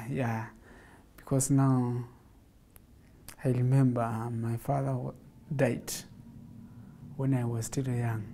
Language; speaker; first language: English; non-native, local second language; Kamba